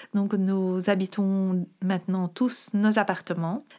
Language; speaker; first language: French; native; French